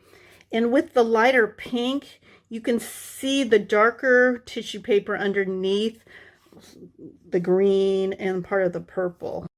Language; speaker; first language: English; native; English